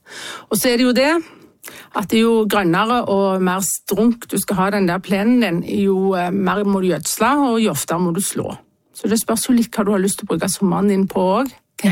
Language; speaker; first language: Norwegian; native; Norwegian